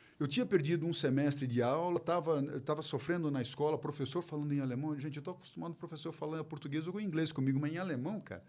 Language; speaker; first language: Portuguese; early bilingual, other home language; German